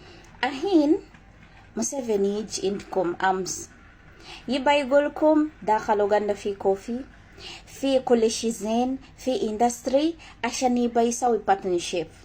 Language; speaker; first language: Arabic; non-native, learner; Ganda